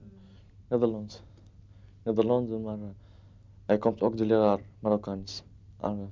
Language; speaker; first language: Dutch; non-native, learner; Arabic